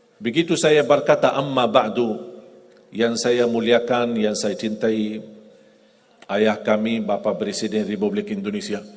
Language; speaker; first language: Indonesian; non-native, fluent; Arabic